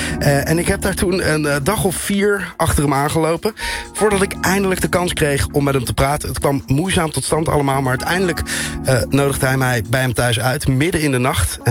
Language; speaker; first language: Dutch; native; Dutch